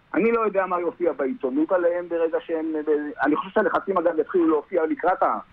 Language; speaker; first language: Hebrew; native; Hebrew